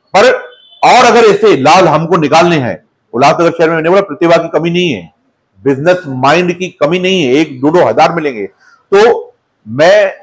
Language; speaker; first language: Hindi; non-native, local second language; Sindhi